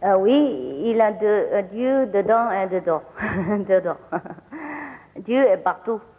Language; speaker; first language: French; non-native, learner; Vietnamese